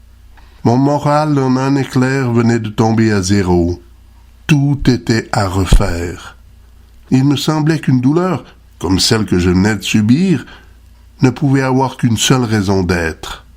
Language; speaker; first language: French; native; French